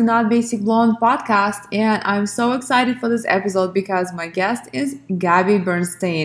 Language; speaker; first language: English; non-native, fluent; Russian